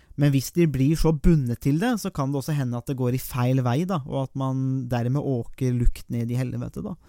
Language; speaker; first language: Norwegian; native; Norwegian